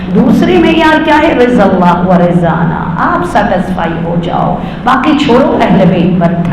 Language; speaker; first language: Urdu; native; Urdu